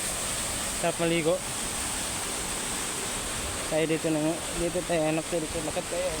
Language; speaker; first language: Filipino; non-native, local second language; Cebuano